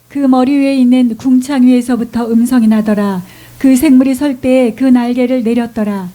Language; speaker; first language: Korean; native; Korean